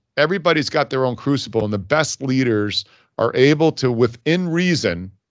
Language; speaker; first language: English; native; English